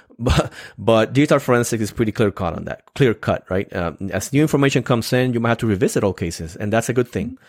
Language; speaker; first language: English; non-native, fluent; Spanish